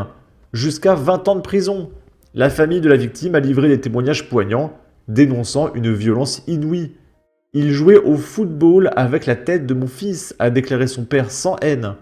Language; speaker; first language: French; native; French